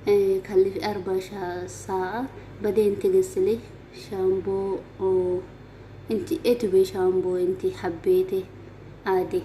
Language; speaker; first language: Arabic; non-native, learner; Oromo